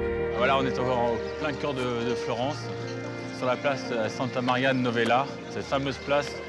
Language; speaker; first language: French; native; French